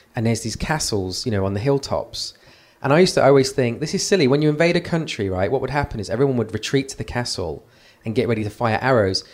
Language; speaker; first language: English; native; English